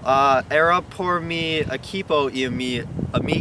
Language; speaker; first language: Spanish; non-native, learner; English